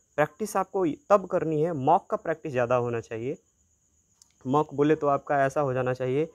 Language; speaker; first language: Hindi; native; Hindi